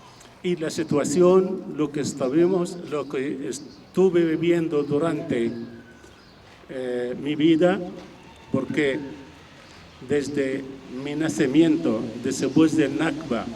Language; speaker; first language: Spanish; non-native, fluent; Arabic